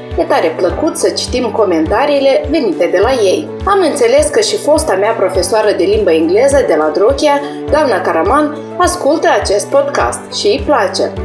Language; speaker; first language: Romanian; native; Romanian